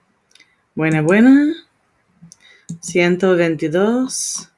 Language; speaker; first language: Spanish; non-native, learner; English